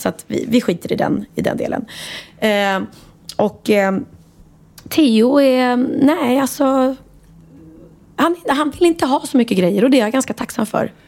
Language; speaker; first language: Swedish; native; Swedish